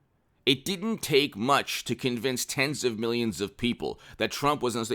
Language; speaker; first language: English; native; English